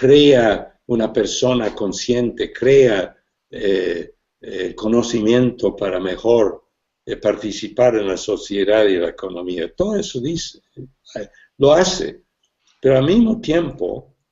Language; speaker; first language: Spanish; non-native, fluent; English